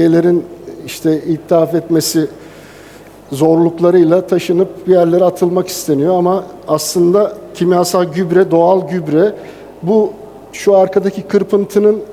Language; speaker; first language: Turkish; native; Turkish